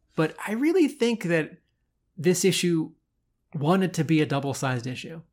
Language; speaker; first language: English; native; English